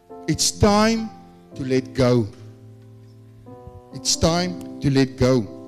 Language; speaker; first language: English; non-native, local second language; Afrikaans